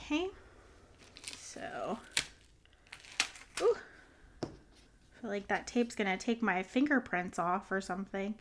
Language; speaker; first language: English; native; English